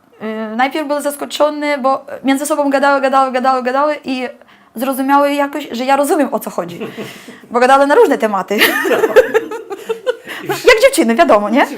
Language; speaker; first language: Polish; early bilingual, heritage; Polish